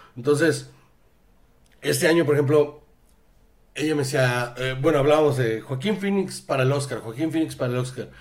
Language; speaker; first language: Spanish; native; Spanish